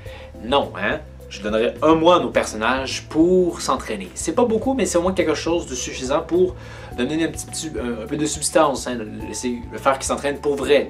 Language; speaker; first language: French; native; French